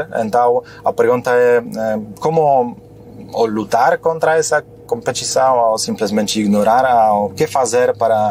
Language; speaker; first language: Portuguese; non-native, fluent; Polish